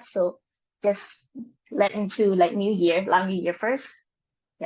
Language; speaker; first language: English; non-native, learner; Lao